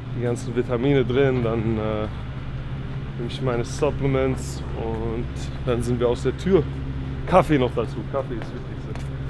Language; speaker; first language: German; native; German